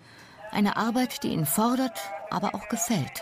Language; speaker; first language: German; native; German